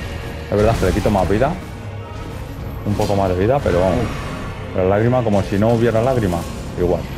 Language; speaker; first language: Spanish; native; Spanish